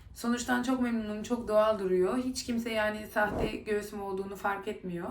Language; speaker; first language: Turkish; early bilingual, heritage; Turkish